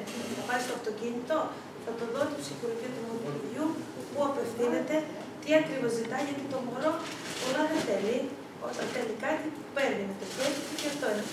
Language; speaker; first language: Greek; early bilingual, other home language; Russian